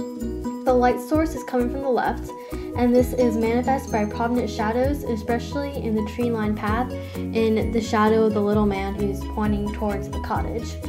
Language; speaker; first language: English; native; English